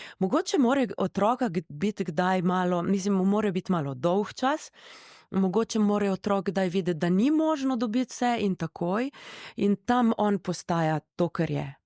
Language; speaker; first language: Slovenian; native; Slovenian